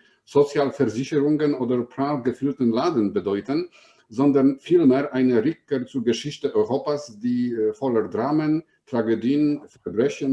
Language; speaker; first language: German; non-native, fluent; Polish